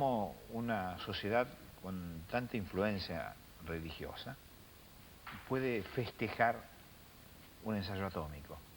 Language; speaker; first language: Spanish; native; Spanish